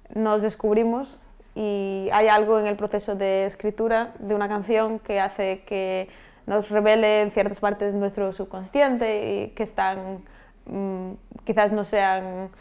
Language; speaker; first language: Spanish; non-native, local second language; Galician